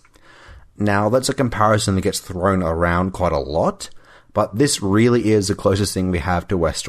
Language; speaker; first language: English; native; English